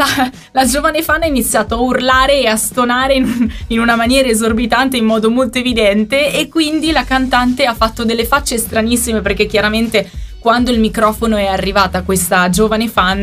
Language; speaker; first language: Italian; native; Italian